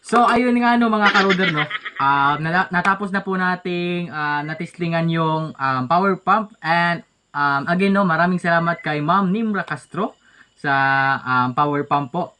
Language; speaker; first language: Filipino; native; Filipino